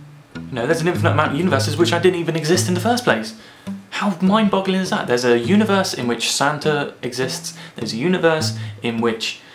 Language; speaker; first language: English; native; English